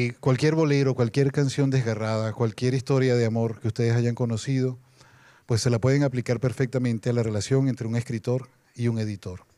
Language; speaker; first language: Spanish; native; Spanish